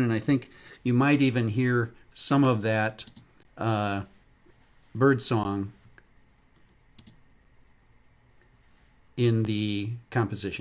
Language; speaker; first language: English; native; English